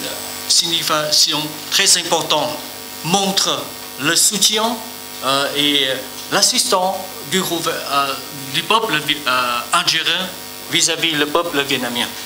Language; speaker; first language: French; non-native, learner; Vietnamese